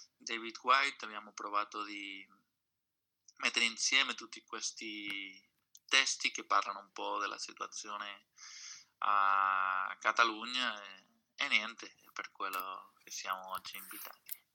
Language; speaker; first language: Italian; non-native, fluent; Catalan